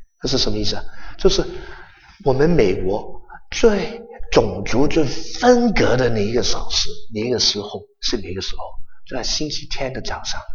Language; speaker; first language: Chinese; non-native, local second language; Cantonese